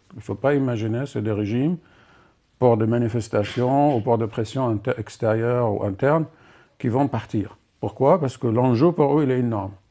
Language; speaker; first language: French; non-native, fluent; Arabic